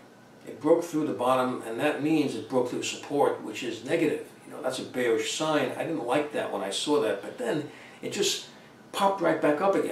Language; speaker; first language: English; native; English